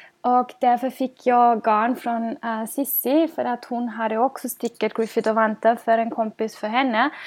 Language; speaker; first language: Swedish; non-native, fluent; German